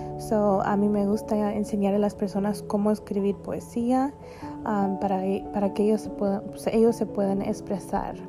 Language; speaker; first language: Spanish; early bilingual, heritage; Spanish